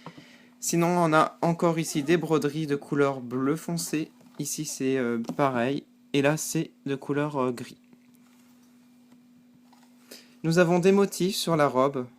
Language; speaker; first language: French; native; French